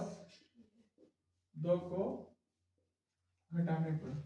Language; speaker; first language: Hindi; native; Hindi